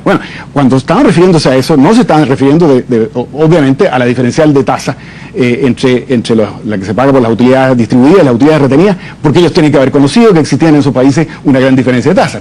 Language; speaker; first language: Spanish; native; Spanish